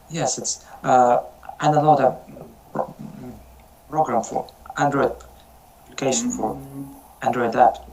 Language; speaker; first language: English; non-native, learner; Russian